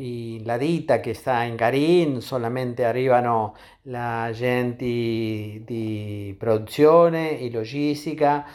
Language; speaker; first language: Italian; non-native, learner; Spanish